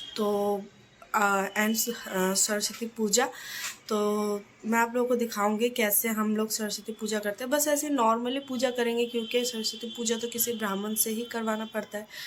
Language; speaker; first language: Hindi; non-native, local second language; Bangla